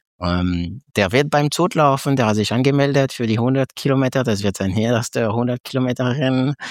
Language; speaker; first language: German; non-native, fluent; French